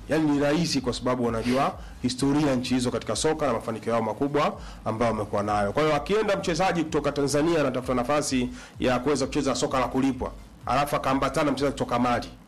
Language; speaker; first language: Swahili; native; Swahili